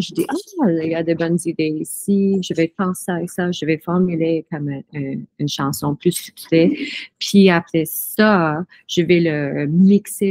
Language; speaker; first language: French; non-native, fluent; English